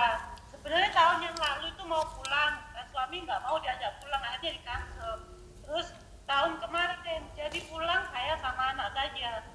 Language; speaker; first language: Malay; non-native, local second language; Javanese